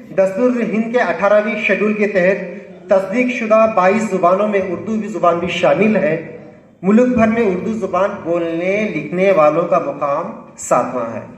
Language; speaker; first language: Urdu; native; Urdu